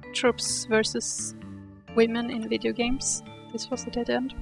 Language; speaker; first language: English; non-native, fluent; Swedish